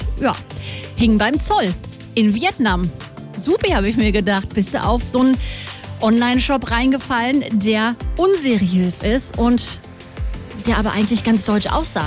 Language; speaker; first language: German; native; German